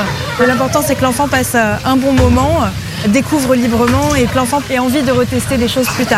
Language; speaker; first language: French; native; French